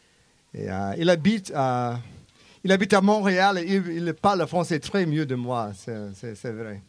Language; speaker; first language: French; non-native, learner; English